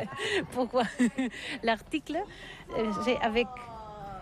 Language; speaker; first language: French; non-native, learner; Catalan